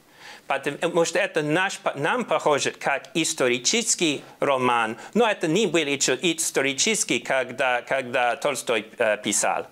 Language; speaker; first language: Russian; non-native, learner; English